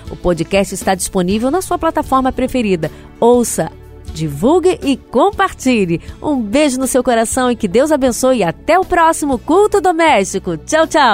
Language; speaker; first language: Portuguese; native; Portuguese